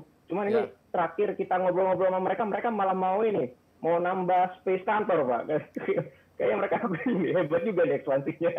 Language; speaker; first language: Indonesian; native; Indonesian